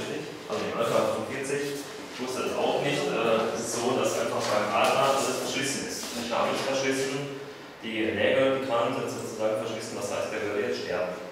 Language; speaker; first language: German; native; German